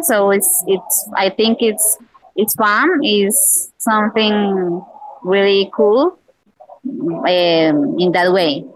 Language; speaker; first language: English; non-native, learner; Spanish